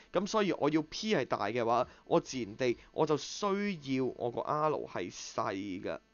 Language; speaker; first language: Cantonese; native; Cantonese